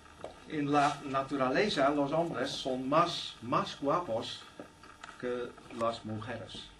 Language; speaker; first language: Spanish; non-native, learner; Dutch